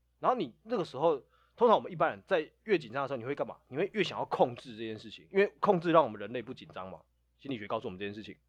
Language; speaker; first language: Chinese; native; Chinese